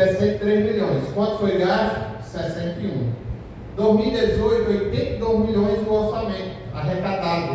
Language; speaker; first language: Portuguese; native; Portuguese